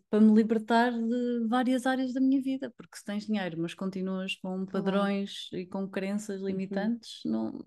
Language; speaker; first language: Portuguese; native; Portuguese